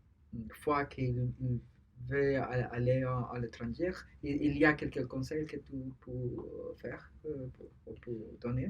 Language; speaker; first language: French; non-native, learner; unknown